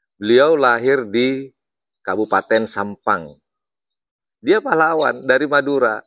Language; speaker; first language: Indonesian; non-native, local second language; Madurese